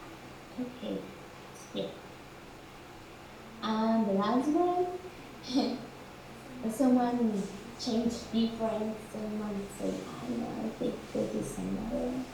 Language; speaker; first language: English; non-native, fluent; Spanish